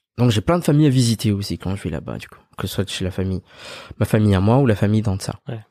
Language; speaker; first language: French; early bilingual, other home language; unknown